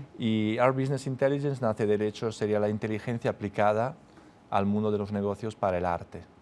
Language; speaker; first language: Spanish; non-native, fluent; Italian